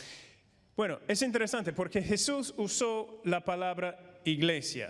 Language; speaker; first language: Spanish; non-native, fluent; English